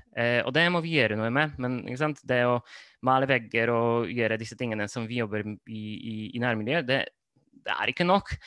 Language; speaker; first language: Norwegian; non-native, fluent; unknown